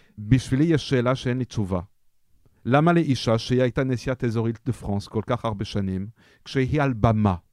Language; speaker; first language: Hebrew; non-native, fluent; French